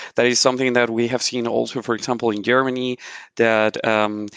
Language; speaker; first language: English; non-native, fluent; Spanish